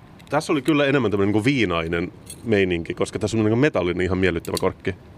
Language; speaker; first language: Finnish; native; Finnish